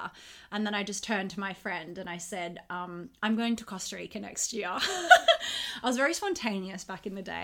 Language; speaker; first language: English; native; English